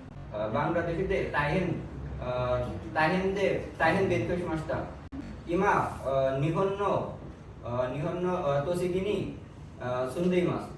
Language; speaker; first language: Japanese; non-native, learner; Bangla